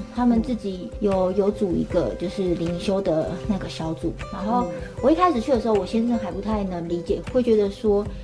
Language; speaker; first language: Chinese; native; Chinese